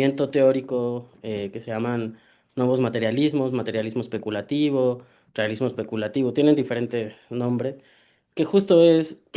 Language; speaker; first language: Spanish; native; Spanish